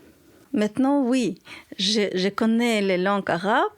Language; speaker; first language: French; non-native, learner; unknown